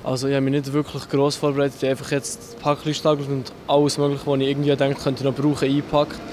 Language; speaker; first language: German; native; German